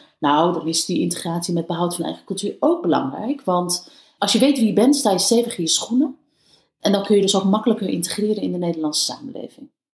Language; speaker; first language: Dutch; early bilingual, other home language; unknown